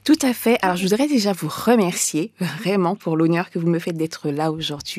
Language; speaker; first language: French; native; French